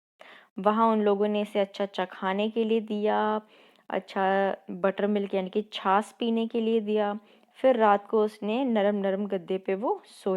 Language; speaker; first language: Hindi; non-native, local second language; Punjabi